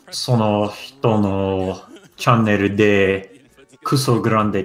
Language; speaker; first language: Japanese; non-native, learner; English